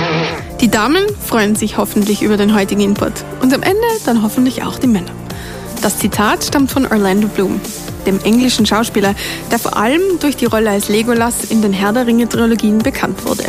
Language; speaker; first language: German; native; German